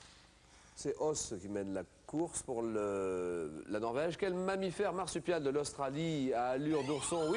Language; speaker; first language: French; native; French